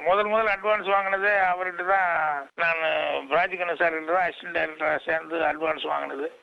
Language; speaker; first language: Tamil; native; Tamil